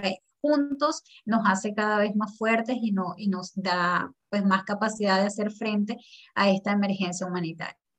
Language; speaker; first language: Spanish; native; Spanish